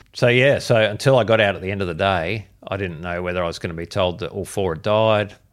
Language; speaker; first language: English; native; English